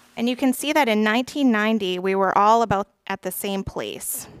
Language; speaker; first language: English; native; English